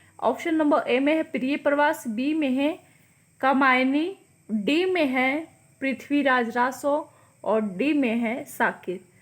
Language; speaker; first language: Hindi; native; Hindi